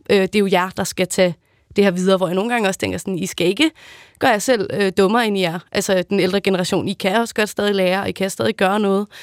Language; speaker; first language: Danish; native; Danish